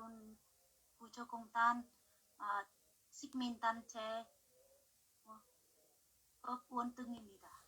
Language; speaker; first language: Korean; non-native, learner; Vietnamese